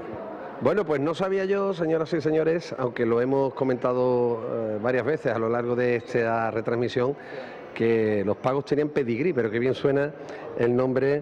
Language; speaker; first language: Spanish; native; Spanish